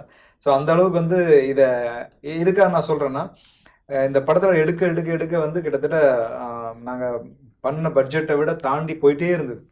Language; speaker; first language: Tamil; native; Tamil